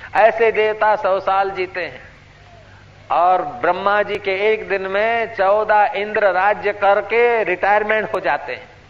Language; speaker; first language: Hindi; non-native, local second language; Sindhi